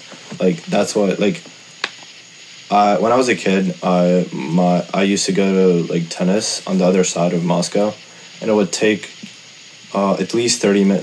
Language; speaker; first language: English; non-native, fluent; Russian